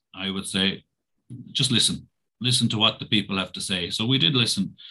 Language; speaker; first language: English; native; English